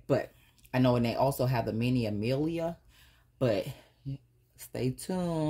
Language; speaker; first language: English; native; English